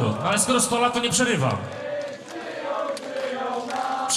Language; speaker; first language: Polish; native; Polish